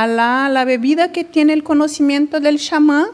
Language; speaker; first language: Spanish; non-native, fluent; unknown